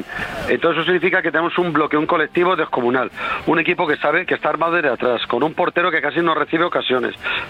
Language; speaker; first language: Spanish; native; Spanish